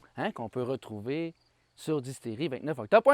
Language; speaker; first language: French; native; French